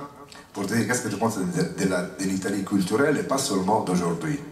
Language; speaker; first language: French; non-native, fluent; Italian